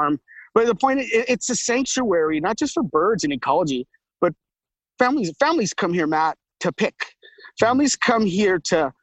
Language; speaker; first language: English; native; English